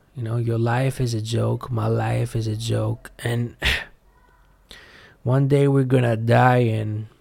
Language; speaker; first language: English; non-native, fluent; Greek